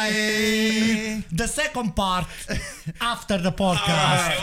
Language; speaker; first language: English; non-native, fluent; Italian